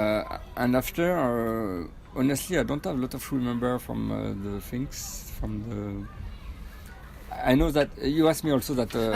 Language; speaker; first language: English; non-native, fluent; French